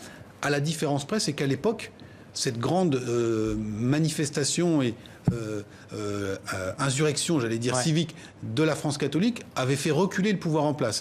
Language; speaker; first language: French; native; French